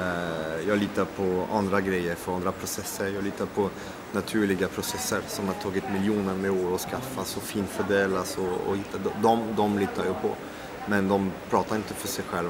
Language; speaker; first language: Swedish; non-native, fluent; French